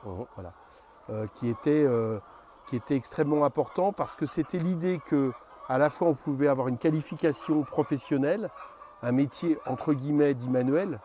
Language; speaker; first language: French; native; French